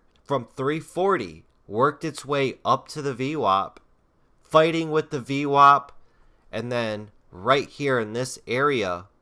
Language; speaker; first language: English; native; English